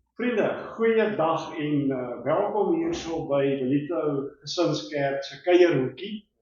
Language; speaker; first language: Afrikaans; native; Afrikaans